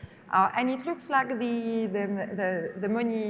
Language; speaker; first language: English; non-native, fluent; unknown